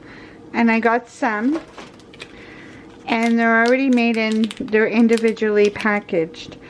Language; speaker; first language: English; native; English